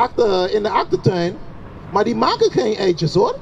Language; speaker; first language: Dutch; non-native, learner; English